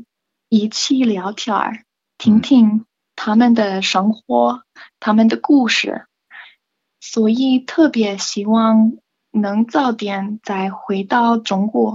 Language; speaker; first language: Chinese; non-native, learner; English